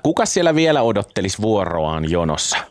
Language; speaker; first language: Finnish; native; Finnish